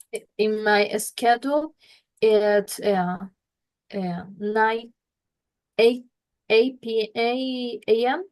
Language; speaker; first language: English; non-native, learner; Spanish